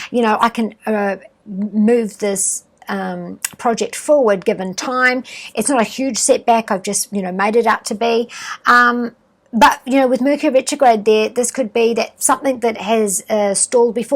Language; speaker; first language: English; native; English